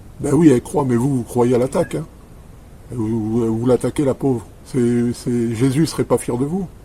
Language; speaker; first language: French; native; French